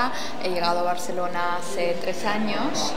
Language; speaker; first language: Spanish; non-native, fluent; Italian